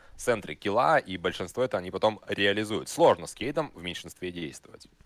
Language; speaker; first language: Russian; native; Russian